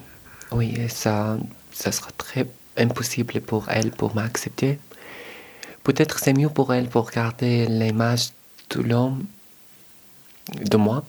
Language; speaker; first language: French; non-native, learner; Arabic